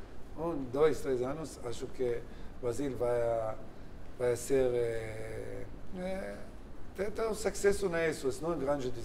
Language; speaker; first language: Portuguese; non-native, learner; Hebrew